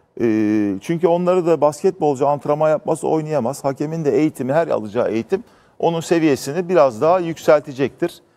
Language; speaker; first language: Turkish; native; Turkish